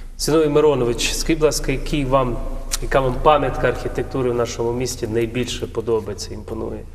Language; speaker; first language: Ukrainian; native; Ukrainian